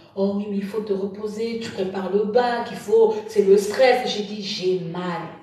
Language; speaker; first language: French; non-native, local second language; Lingala